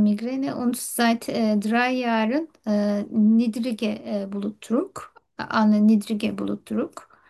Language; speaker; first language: German; non-native, learner; Turkish